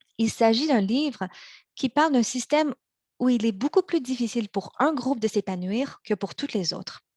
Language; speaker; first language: French; early bilingual, other home language; Chinese